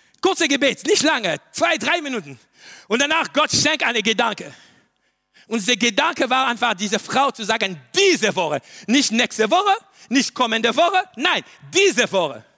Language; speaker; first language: German; non-native, learner; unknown